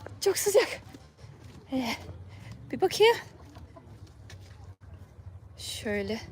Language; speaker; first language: Turkish; non-native, fluent; Japanese